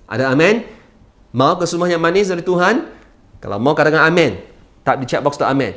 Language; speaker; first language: Malay; non-native, local second language; Chinese